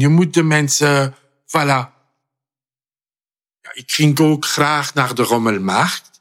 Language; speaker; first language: Dutch; non-native, fluent; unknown